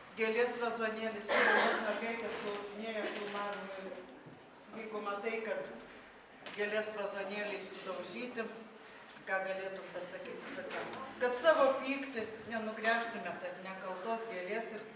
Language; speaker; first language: Lithuanian; native; Lithuanian